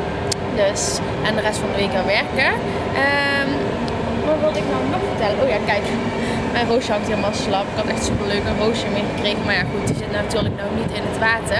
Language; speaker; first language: Dutch; native; Dutch